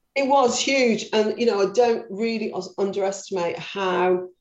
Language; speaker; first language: English; native; English